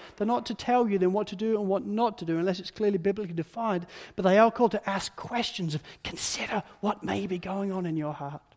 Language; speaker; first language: English; native; English